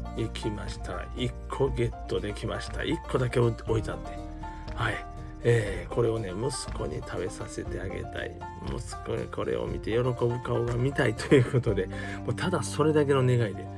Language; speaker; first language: Japanese; native; Japanese